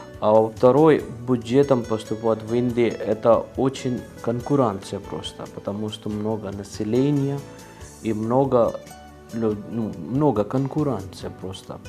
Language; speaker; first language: Russian; non-native, learner; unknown